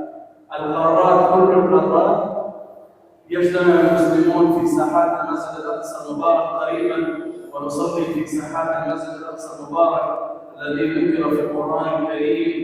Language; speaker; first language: Arabic; native; Arabic